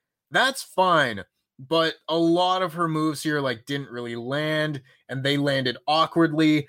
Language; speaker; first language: English; native; English